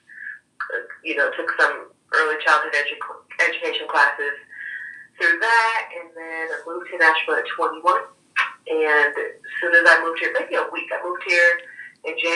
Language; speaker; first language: English; native; English